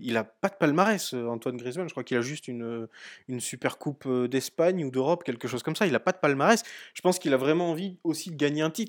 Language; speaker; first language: French; native; French